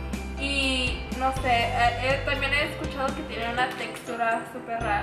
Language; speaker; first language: Spanish; early bilingual, other home language; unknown